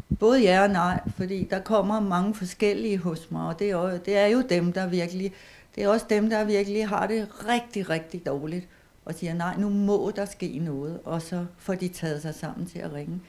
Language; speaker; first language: Danish; native; Danish